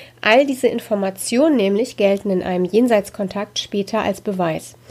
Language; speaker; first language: German; native; German